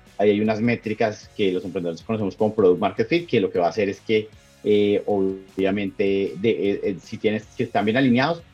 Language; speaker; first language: Spanish; native; Spanish